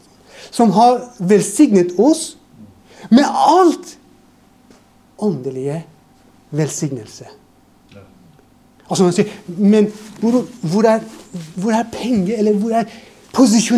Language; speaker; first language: Norwegian; non-native, fluent; Persian